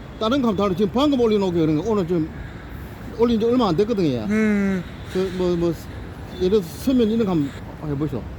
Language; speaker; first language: Korean; native; Korean